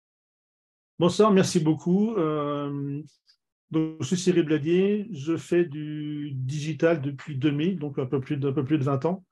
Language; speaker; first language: French; native; French